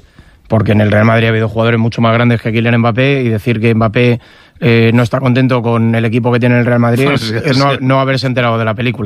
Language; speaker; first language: Spanish; native; Spanish